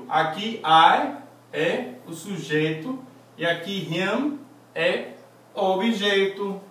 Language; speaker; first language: Portuguese; non-native, fluent; English